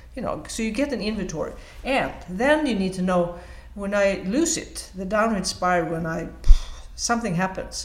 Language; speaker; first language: English; non-native, fluent; Swedish